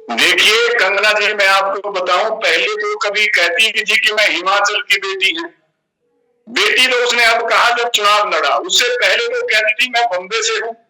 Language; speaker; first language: Hindi; native; Hindi